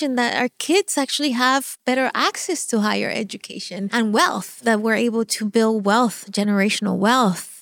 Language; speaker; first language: English; non-native, fluent; Spanish